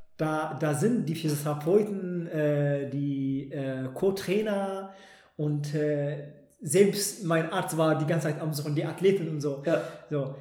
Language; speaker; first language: German; non-native, fluent; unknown